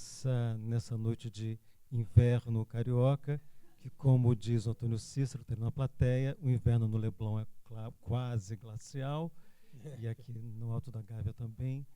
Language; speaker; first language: Portuguese; native; Portuguese